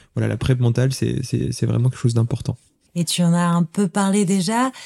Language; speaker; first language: French; native; French